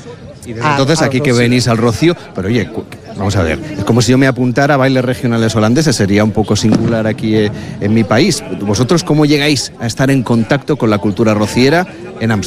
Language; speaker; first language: Spanish; native; Spanish